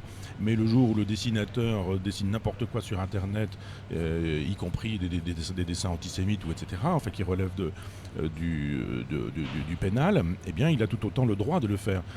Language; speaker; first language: French; native; French